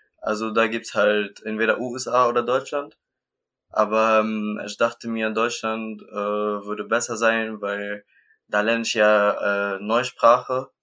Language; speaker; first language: German; non-native, learner; Arabic